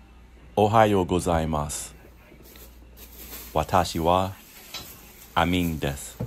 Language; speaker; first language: Japanese; non-native, learner; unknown